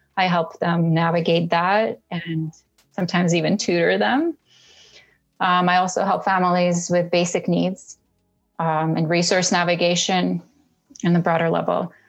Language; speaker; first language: English; early bilingual, other home language; Russian